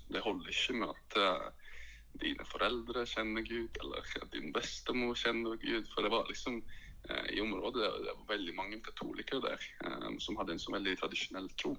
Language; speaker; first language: Norwegian; early bilingual, other home language; Latvian